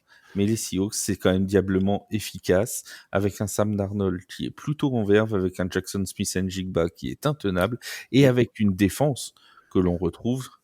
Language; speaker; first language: French; native; French